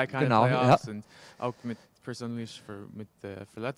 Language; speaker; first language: German; non-native, learner; English